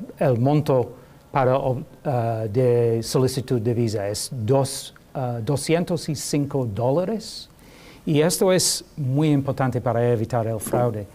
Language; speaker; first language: Spanish; non-native, learner; English